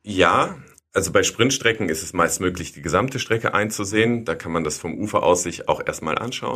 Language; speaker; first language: German; native; German